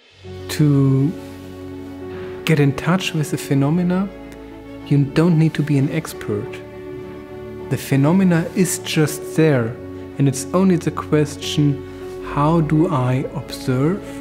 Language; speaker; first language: English; non-native, fluent; German